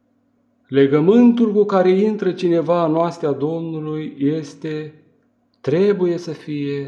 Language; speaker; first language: Romanian; native; Romanian